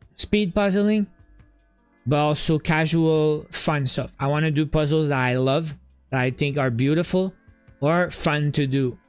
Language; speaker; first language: English; native; English